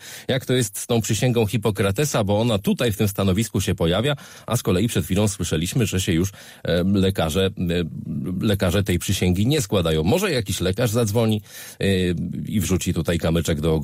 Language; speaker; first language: Polish; native; Polish